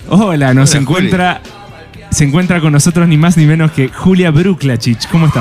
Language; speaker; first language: Spanish; native; Spanish